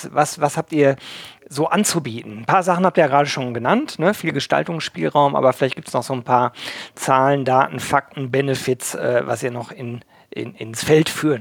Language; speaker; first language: German; native; German